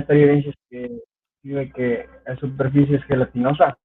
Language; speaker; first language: Spanish; native; Spanish